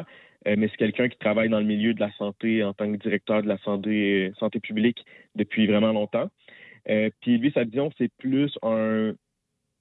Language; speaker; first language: French; native; French